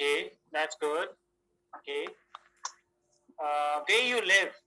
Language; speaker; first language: English; non-native, fluent; Hindi